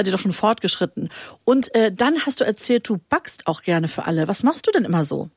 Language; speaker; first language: German; native; German